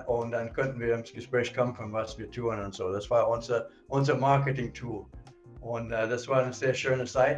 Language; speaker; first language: German; non-native, fluent; English